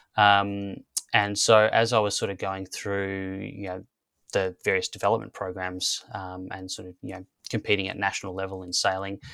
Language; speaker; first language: English; native; English